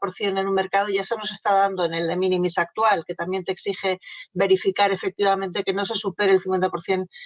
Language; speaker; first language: Spanish; native; Spanish